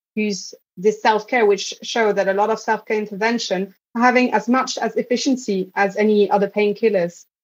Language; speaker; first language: English; non-native, fluent; French